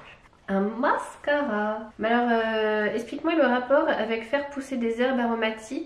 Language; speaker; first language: French; native; French